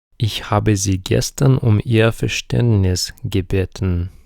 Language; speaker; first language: German; non-native, fluent; Ukrainian